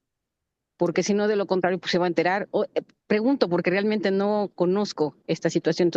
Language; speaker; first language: Spanish; native; Spanish